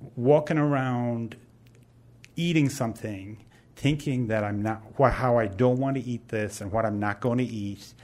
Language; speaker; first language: English; native; English